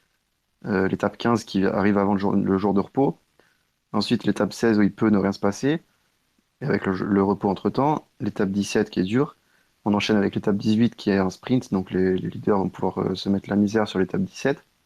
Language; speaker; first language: French; native; French